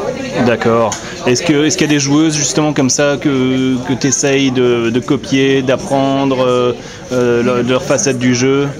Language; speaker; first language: French; native; French